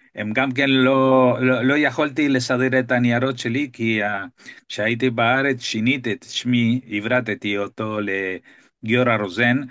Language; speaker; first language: Hebrew; non-native, fluent; Spanish